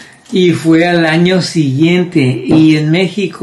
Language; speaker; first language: Spanish; native; Spanish